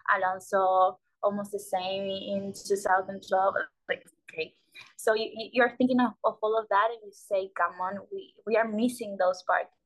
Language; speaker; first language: English; non-native, learner; Spanish